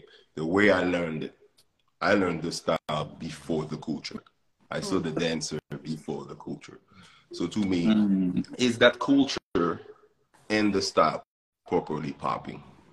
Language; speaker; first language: English; non-native, fluent; French